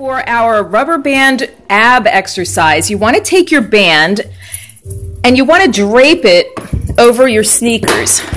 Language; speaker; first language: English; native; English